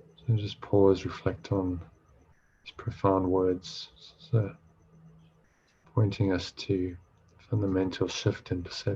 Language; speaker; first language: English; native; English